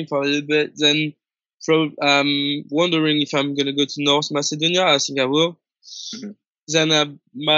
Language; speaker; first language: English; non-native, fluent; French